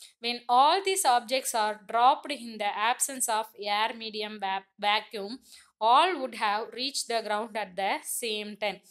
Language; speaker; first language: English; non-native, local second language; Tamil